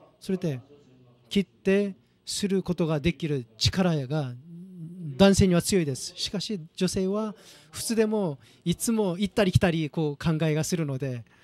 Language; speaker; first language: Japanese; non-native, fluent; Korean